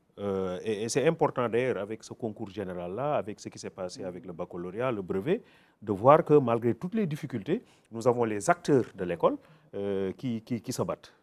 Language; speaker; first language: French; non-native, local second language; Wolof